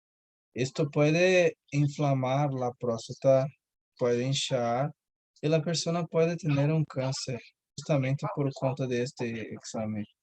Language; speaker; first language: Spanish; non-native, learner; Portuguese